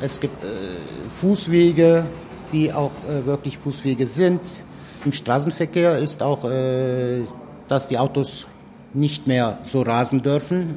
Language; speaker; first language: German; non-native, fluent; Turkish